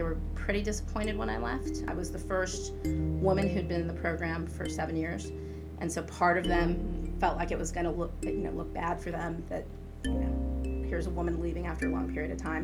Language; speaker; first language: English; native; English